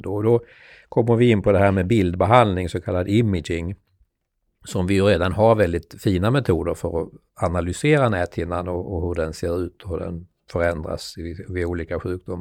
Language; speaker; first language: Swedish; native; Swedish